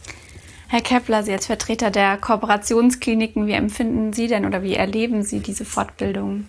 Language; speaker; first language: German; native; German